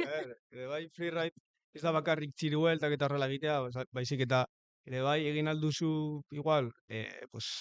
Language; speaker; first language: Basque; non-native, local second language; Spanish